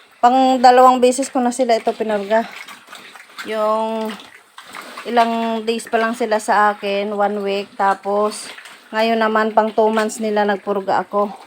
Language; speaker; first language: Filipino; non-native, local second language; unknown